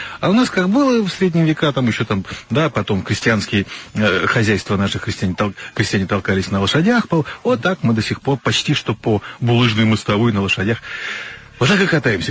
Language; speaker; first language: Russian; native; Russian